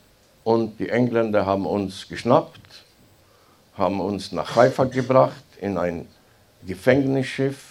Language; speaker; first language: German; non-native, fluent; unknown